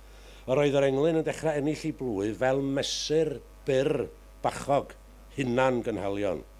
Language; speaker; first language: Welsh; native; Welsh